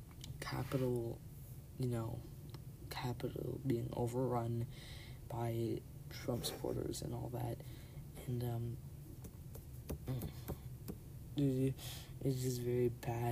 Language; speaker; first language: English; native; English